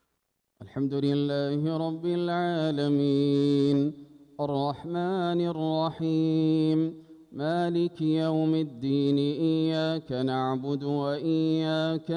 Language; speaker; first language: Arabic; native; Arabic